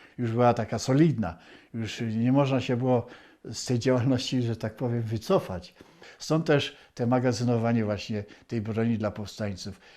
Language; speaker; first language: Polish; native; Polish